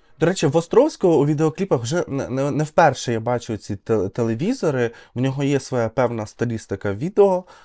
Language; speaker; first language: Ukrainian; native; Ukrainian